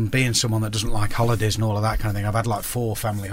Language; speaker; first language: English; native; English